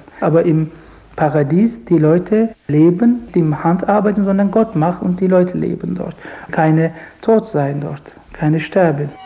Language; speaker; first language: German; non-native, learner; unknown